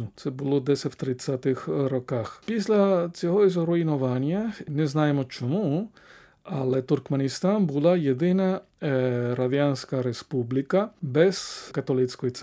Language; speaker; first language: Ukrainian; non-native, fluent; Spanish